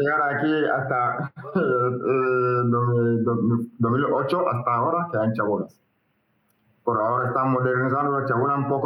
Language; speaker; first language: Spanish; non-native, learner; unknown